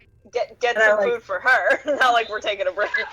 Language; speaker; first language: English; native; English